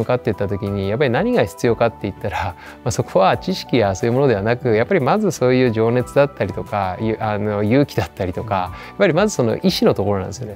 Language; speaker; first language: Japanese; native; Japanese